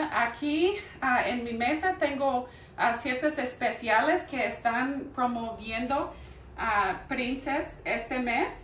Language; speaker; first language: Spanish; early bilingual, heritage; Spanish